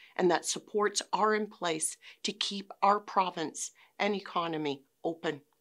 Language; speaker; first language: English; native; English